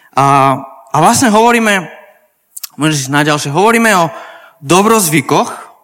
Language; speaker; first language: Slovak; non-native, fluent; Spanish